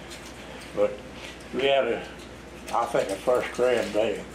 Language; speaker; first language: English; native; English